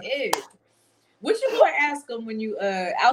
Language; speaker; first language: English; native; English